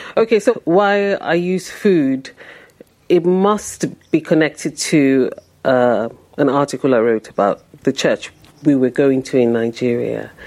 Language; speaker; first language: English; non-native, local second language; Yoruba